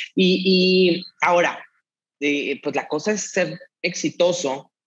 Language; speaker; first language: Spanish; native; Spanish